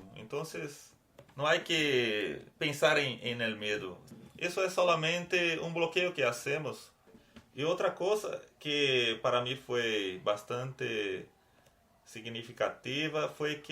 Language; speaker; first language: Spanish; non-native, learner; Portuguese